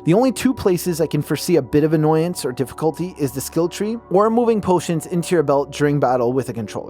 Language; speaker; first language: English; native; English